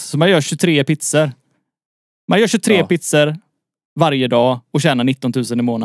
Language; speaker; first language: Swedish; native; Swedish